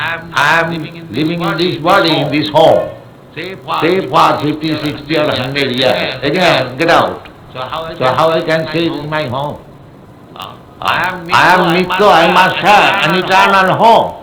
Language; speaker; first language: English; non-native, local second language; Bangla